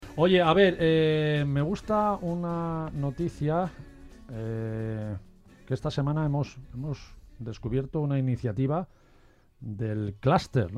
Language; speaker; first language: Spanish; native; Spanish